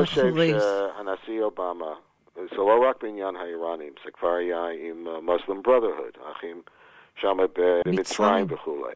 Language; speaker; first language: Hebrew; non-native, fluent; English